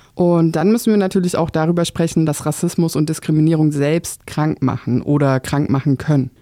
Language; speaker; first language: German; native; German